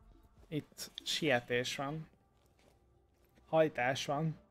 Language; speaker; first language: Hungarian; native; Hungarian